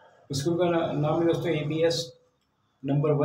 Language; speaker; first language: Hindi; native; Hindi